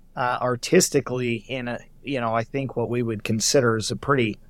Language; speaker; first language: English; native; English